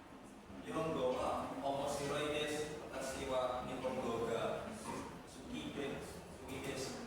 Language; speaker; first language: Japanese; non-native, learner; Indonesian